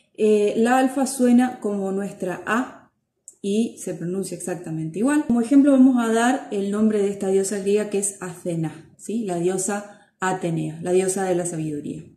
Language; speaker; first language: Spanish; native; Spanish